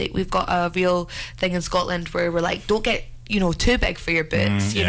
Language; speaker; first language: English; native; English